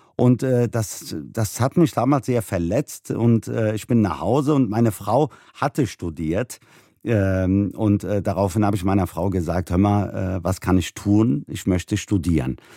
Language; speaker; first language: German; early bilingual, other home language; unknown